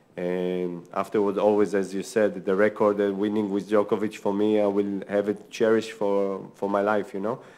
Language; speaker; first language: English; non-native, fluent; Hebrew